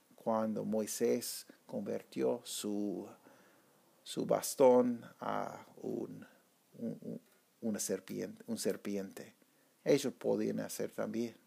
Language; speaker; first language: Spanish; non-native, fluent; English